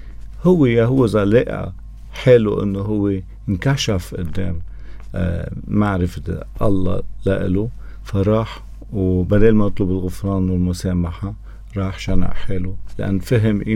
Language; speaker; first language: Arabic; native; Arabic